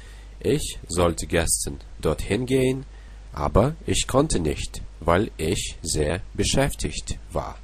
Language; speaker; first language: German; non-native, fluent; Russian